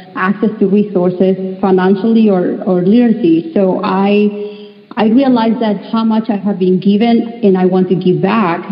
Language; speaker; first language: English; non-native, fluent; Spanish